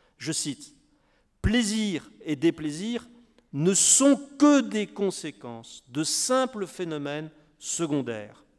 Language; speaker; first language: French; native; French